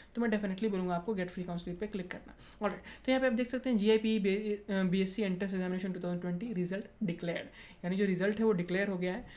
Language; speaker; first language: Hindi; non-native, local second language; Marathi